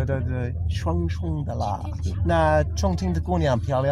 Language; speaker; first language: Chinese; non-native, fluent; English